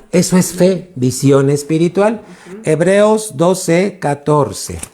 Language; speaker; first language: Spanish; native; Spanish